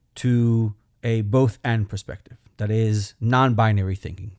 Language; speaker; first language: English; non-native, fluent; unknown